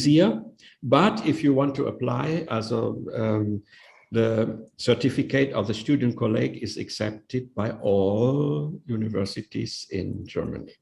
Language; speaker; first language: English; non-native, fluent; Indonesian